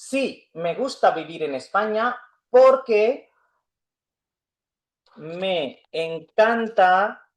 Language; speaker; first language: Spanish; non-native, fluent; Urdu